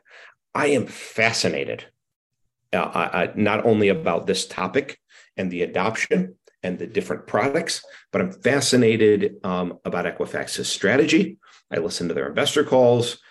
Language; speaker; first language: English; native; English